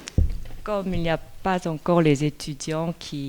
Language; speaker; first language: French; non-native, fluent; Korean